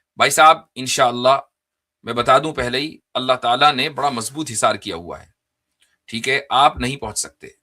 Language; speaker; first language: Urdu; native; Urdu